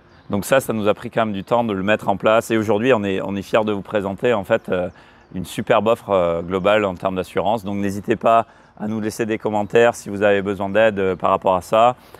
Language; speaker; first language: French; native; French